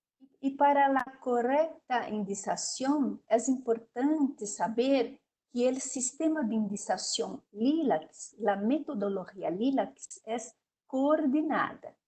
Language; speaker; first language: Spanish; non-native, learner; Portuguese